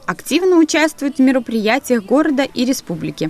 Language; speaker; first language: Russian; native; Russian